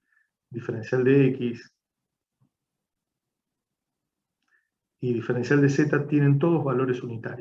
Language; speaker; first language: Spanish; native; Spanish